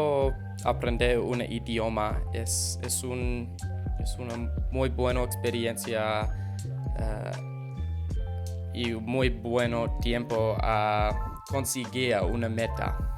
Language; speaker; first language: Spanish; non-native, learner; English